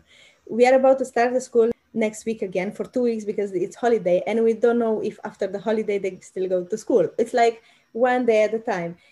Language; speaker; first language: English; non-native, fluent; Romanian